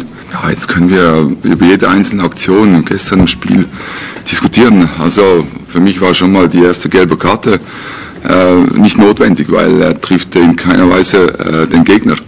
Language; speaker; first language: German; native; German